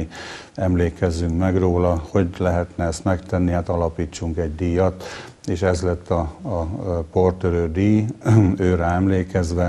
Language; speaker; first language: Hungarian; native; Hungarian